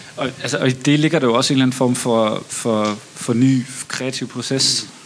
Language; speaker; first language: Danish; native; Danish